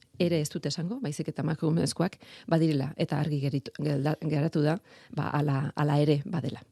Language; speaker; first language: Basque; native; Basque